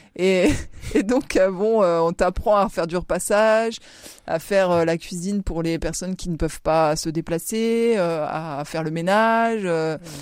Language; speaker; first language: French; native; French